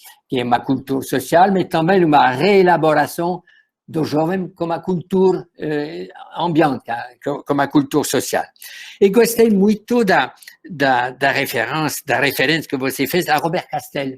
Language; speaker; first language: Portuguese; non-native, fluent; French